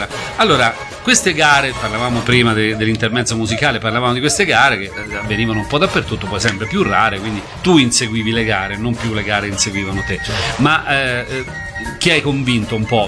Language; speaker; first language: Italian; native; Italian